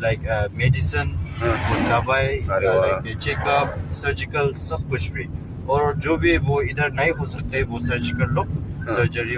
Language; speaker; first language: Hindi; non-native, fluent; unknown